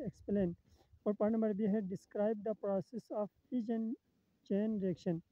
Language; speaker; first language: English; non-native, local second language; Urdu